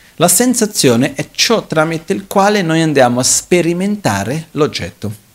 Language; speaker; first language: Italian; non-native, fluent; Portuguese